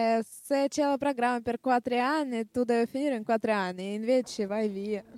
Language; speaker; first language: Italian; non-native, learner; Russian